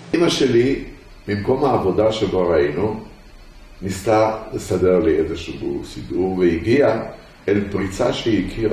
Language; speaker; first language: Hebrew; early bilingual, other home language; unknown